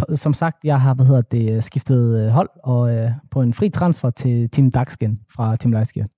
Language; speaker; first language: Danish; early bilingual, other home language; Somali